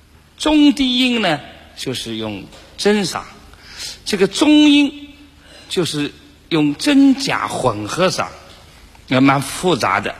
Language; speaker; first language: Chinese; native; Chinese